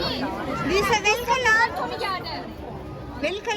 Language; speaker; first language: German; non-native, learner; Tamil